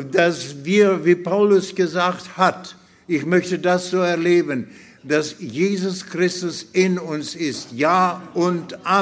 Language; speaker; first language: German; non-native, fluent; Russian